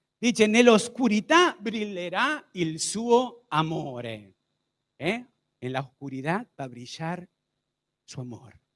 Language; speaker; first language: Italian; non-native, fluent; Spanish